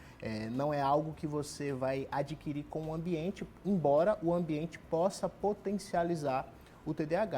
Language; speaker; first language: Portuguese; native; Portuguese